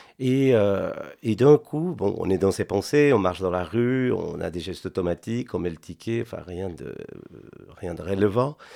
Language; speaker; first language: French; non-native, fluent; Spanish